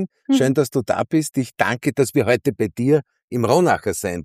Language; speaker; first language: German; native; German